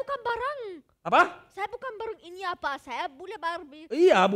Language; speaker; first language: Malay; non-native, learner; German